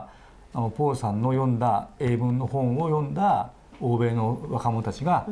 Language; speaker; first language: Japanese; native; Japanese